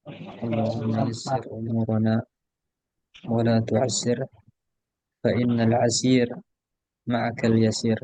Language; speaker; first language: Arabic; non-native, fluent; Indonesian